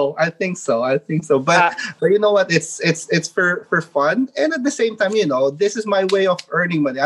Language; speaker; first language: English; non-native, local second language; Filipino